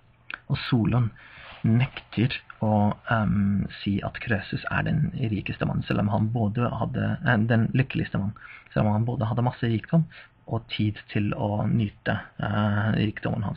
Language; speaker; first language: Norwegian; non-native, fluent; English